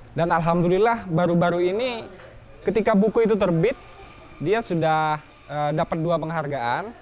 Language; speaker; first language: Indonesian; non-native, local second language; Madurese